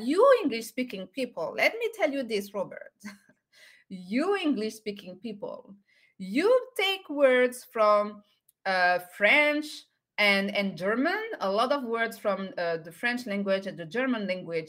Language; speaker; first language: English; non-native, fluent; French